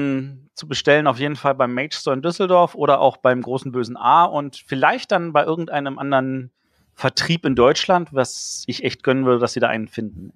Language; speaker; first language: German; native; German